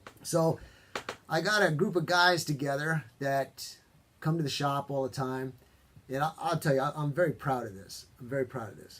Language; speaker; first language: English; native; English